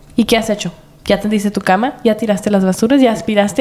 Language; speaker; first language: Spanish; early bilingual, heritage; Spanish